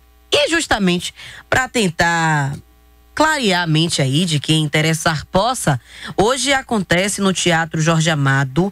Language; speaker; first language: Portuguese; native; Portuguese